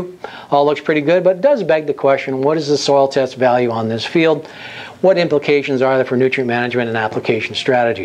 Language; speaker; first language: English; native; English